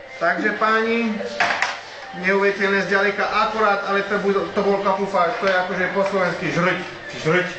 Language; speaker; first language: Slovak; non-native, local second language; Hungarian